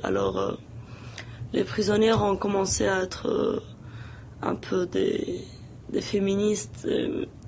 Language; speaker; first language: French; non-native, local second language; Arabic